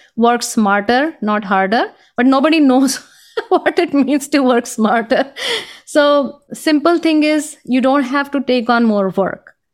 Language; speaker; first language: English; non-native, local second language; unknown